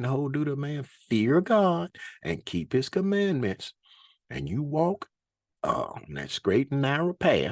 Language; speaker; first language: English; native; English